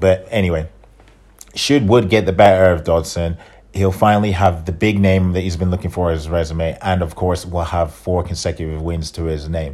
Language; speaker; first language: English; native; English